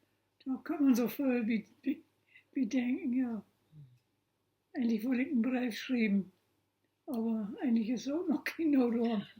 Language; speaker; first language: German; non-native, local second language; Low German